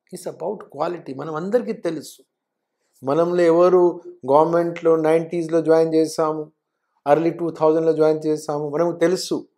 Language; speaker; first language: Telugu; non-native, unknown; Hindi